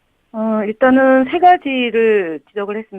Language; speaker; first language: Korean; native; Korean